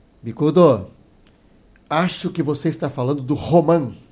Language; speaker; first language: Portuguese; native; Portuguese